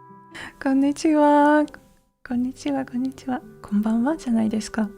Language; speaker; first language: Japanese; non-native, learner; English